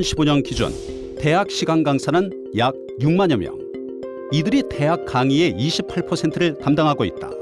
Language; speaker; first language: Korean; native; Korean